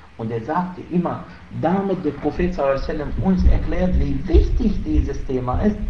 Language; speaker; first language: German; non-native, fluent; Arabic